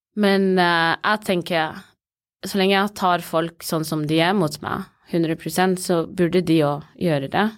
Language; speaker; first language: Norwegian; early bilingual, other home language; Somali